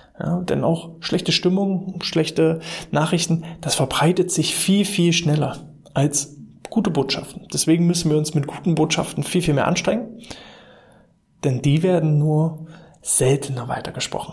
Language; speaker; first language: German; native; German